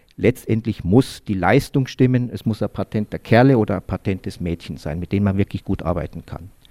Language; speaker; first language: German; native; German